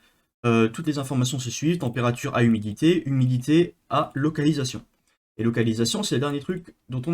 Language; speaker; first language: French; native; French